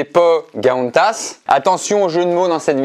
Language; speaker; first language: French; native; French